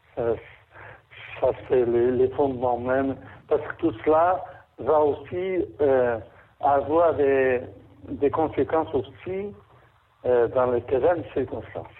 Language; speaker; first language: French; non-native, fluent; Portuguese